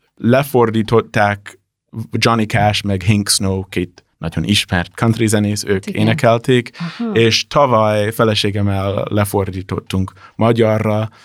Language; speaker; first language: Hungarian; non-native, fluent; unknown